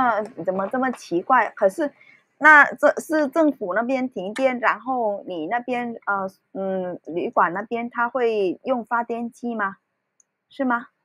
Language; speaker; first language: Chinese; early bilingual, heritage; Cantonese